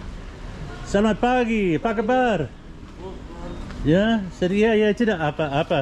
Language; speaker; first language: Indonesian; non-native, learner; English